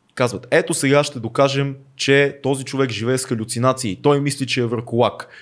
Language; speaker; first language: Bulgarian; native; Bulgarian